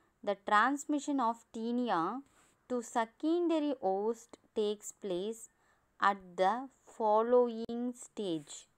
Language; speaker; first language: English; non-native, local second language; Tamil